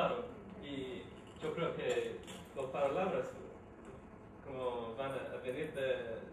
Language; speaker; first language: Spanish; non-native, learner; English